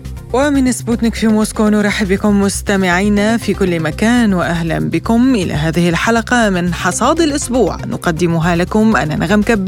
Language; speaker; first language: Arabic; native; Arabic